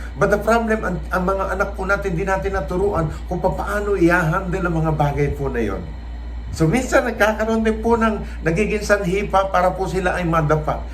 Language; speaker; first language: Filipino; non-native, local second language; Cebuano